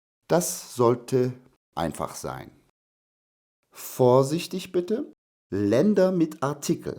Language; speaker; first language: German; non-native, fluent; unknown